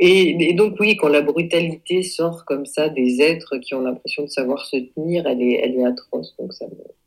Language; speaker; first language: French; native; French